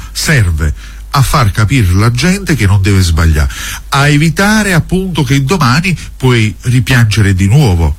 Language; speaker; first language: Italian; native; Italian